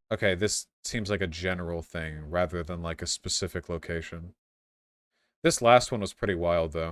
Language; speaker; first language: English; native; English